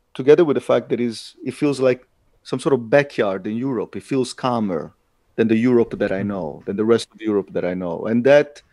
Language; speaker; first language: English; non-native, fluent; Italian